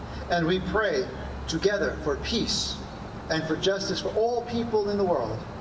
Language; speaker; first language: English; native; English